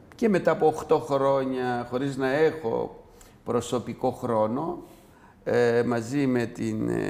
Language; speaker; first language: Greek; non-native, local second language; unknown